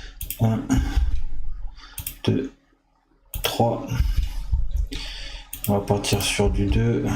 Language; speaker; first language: French; native; French